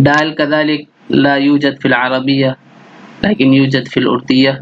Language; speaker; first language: Arabic; non-native, fluent; Urdu